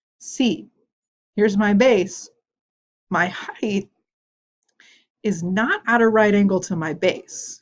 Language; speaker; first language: English; native; English